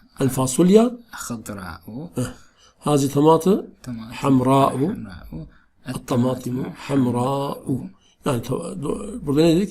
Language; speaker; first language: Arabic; non-native, fluent; Turkish